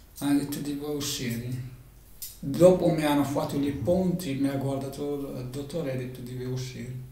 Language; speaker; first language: Italian; non-native, learner; Arabic